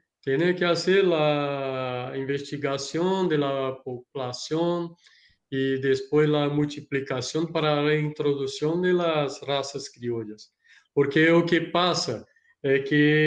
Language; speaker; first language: Spanish; non-native, learner; Portuguese